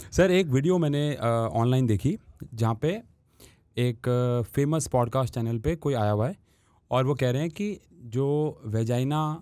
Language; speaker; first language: Hindi; native; Hindi